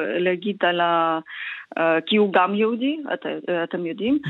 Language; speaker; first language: Hebrew; non-native, learner; Ukrainian